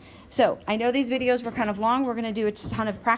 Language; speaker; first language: English; native; English